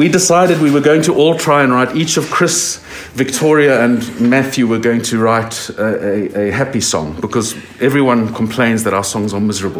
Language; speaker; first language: English; native; English